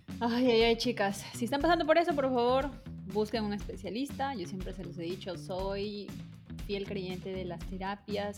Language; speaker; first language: Spanish; native; Spanish